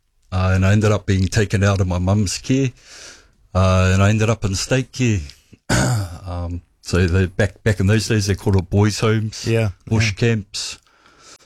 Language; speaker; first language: English; native; English